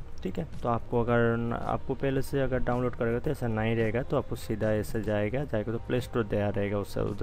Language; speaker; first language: Hindi; non-native, local second language; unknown